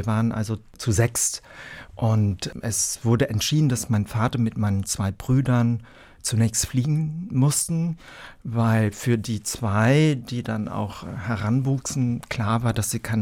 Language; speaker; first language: German; early bilingual, other home language; Vietnamese